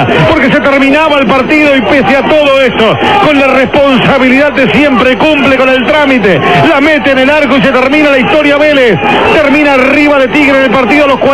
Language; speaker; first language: Spanish; native; Spanish